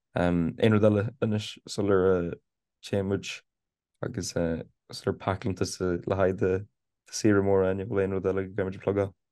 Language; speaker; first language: Irish; native; Irish